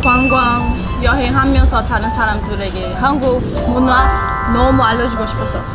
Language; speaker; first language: Korean; non-native, fluent; Portuguese